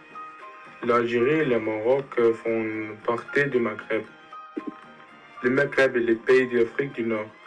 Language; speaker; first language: French; non-native, learner; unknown